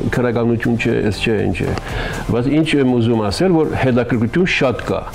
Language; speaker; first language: Armenian; native; Armenian